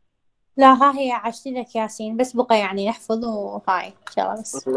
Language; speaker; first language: Arabic; native; Arabic